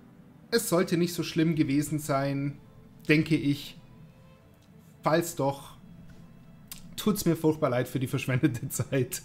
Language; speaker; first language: German; native; German